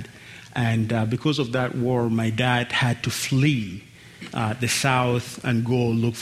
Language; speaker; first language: English; non-native, fluent; Arabic